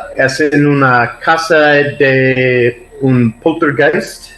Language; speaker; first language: Spanish; non-native, learner; English